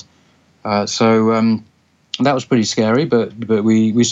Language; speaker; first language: English; native; English